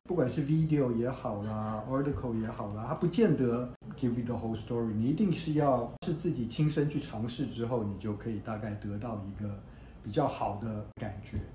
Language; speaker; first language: Chinese; native; Chinese